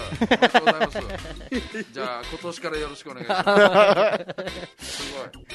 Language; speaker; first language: Japanese; native; Japanese